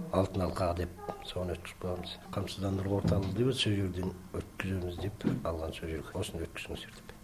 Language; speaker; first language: Kazakh; early bilingual, heritage; Kazakh